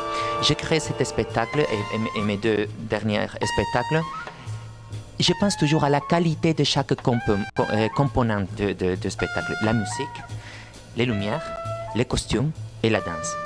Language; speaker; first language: French; non-native, fluent; Spanish